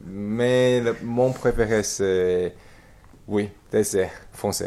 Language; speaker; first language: French; non-native, learner; Chinese